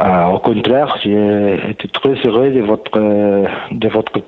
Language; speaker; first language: French; non-native, learner; Catalan